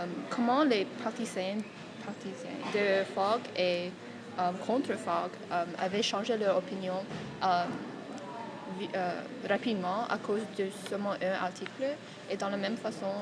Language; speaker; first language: French; non-native, fluent; English